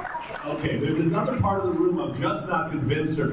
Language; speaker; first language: English; native; English